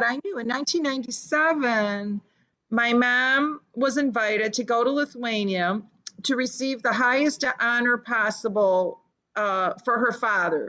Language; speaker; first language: English; early bilingual, other home language; Lithuanian